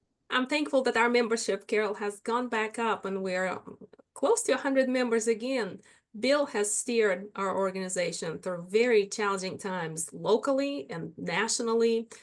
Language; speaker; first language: English; non-native, fluent; Russian